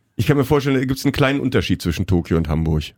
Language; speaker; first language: German; native; German